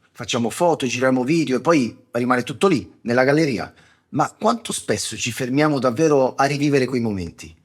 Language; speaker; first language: Italian; native; Italian